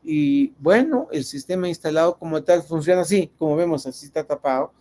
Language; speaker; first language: Spanish; native; Spanish